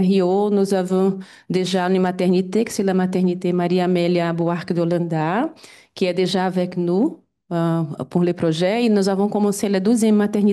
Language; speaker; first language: French; non-native, fluent; Portuguese